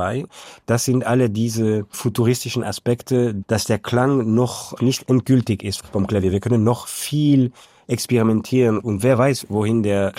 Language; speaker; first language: German; non-native, local second language; Luxembourgish